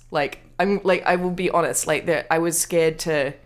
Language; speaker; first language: English; native; English